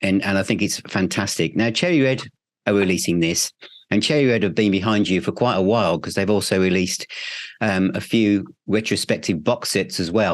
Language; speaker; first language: English; native; English